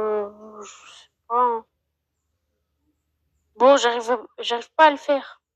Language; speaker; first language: French; native; French